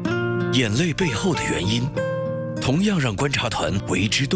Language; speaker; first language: Chinese; native; Chinese